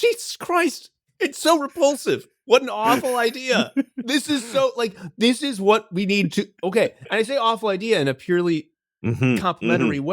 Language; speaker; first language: English; native; English